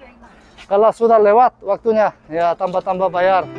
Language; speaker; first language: Indonesian; non-native, fluent; Korean